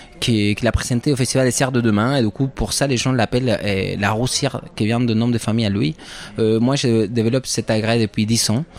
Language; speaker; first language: French; non-native, fluent; Spanish